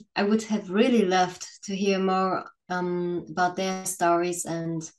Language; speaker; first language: English; non-native, fluent; German